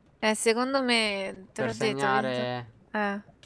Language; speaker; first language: Italian; native; Italian